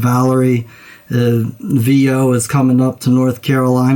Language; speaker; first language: English; native; English